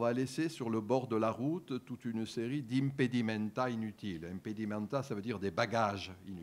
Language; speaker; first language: French; native; French